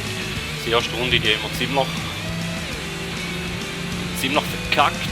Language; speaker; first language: German; native; German